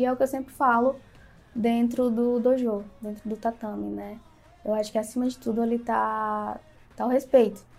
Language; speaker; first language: Portuguese; native; Portuguese